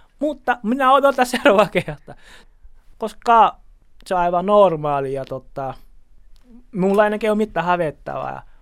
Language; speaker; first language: Finnish; non-native, learner; Portuguese